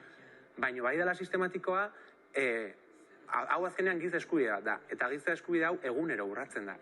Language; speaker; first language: Basque; native; Basque